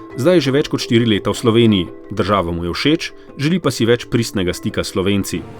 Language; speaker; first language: Slovenian; native; Slovenian